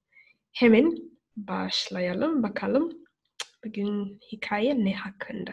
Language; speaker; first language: Turkish; non-native, fluent; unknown